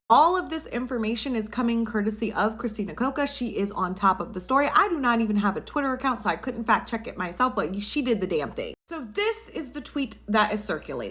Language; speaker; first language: English; native; English